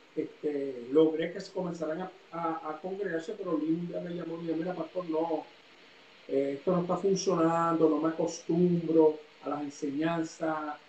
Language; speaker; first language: Spanish; early bilingual, heritage; Spanish